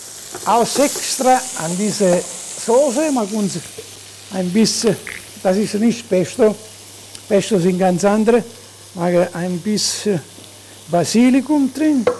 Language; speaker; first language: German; non-native, learner; Italian